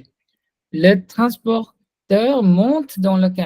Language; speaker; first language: French; non-native, fluent; Hindi